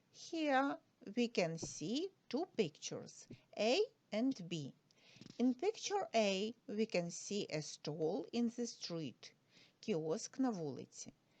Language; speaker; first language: English; non-native, fluent; Ukrainian